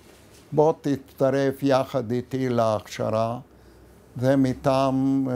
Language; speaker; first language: Hebrew; non-native, fluent; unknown